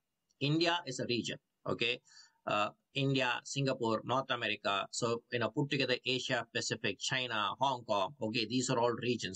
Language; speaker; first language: English; non-native, local second language; Tamil